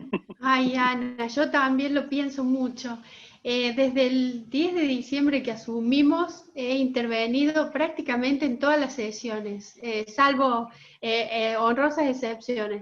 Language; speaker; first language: Spanish; native; Spanish